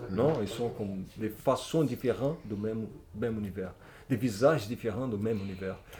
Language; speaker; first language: French; non-native, fluent; Portuguese